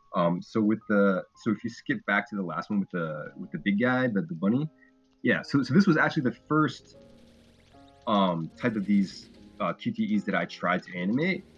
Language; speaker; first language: English; native; English